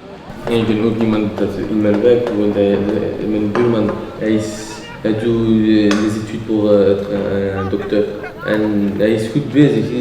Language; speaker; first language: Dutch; non-native, local second language; French